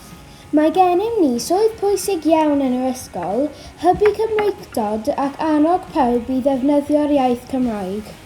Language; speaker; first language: Welsh; non-native, local second language; English